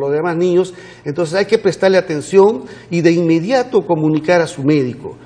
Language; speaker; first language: Spanish; native; Spanish